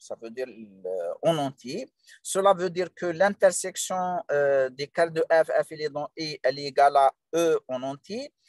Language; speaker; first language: French; non-native, local second language; Arabic